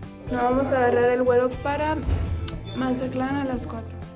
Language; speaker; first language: Spanish; early bilingual, heritage; Spanish